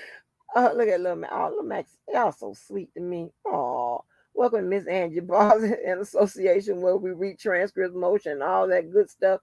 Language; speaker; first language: English; native; English